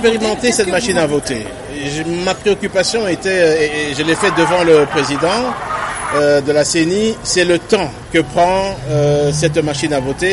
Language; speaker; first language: French; non-native, local second language; Lingala